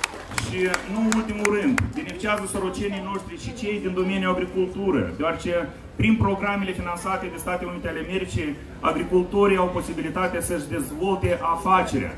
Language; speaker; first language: Romanian; native; Romanian